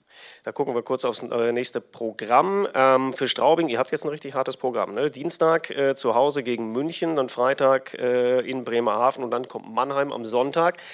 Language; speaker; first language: German; native; German